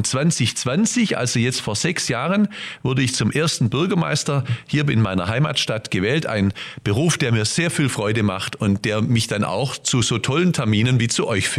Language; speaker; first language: German; native; German